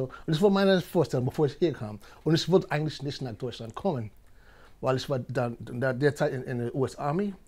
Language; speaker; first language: German; non-native, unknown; English